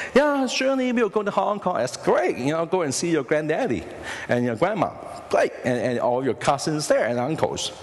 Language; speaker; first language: English; non-native, local second language; Cantonese